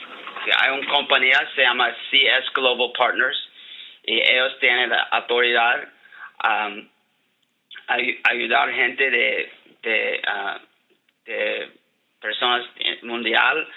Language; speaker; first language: Spanish; non-native, learner; English